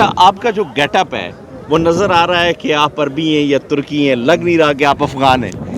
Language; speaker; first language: Urdu; native; Urdu